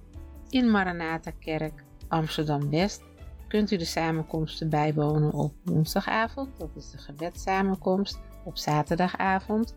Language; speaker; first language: Dutch; native; Dutch